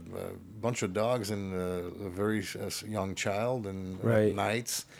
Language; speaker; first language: English; early bilingual, other home language; French